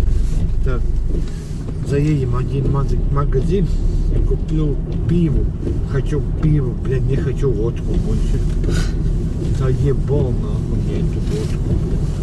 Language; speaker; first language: Russian; native; Russian